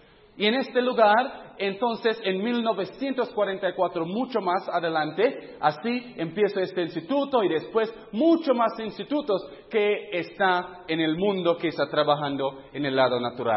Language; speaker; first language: Spanish; non-native, fluent; English